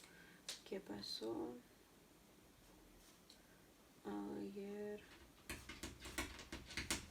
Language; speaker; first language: Spanish; non-native, learner; Russian